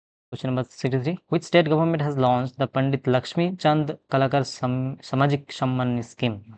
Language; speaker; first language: English; non-native, local second language; Bangla